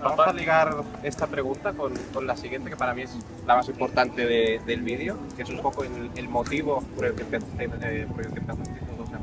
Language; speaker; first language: Spanish; native; Spanish